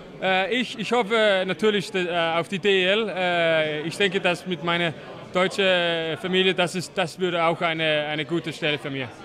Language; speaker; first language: German; non-native, learner; Danish